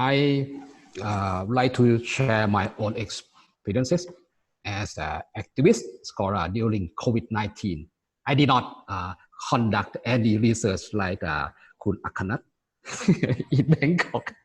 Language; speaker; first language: English; non-native, fluent; Thai